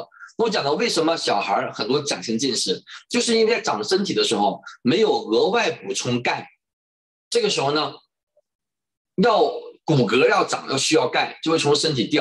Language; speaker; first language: Chinese; native; Chinese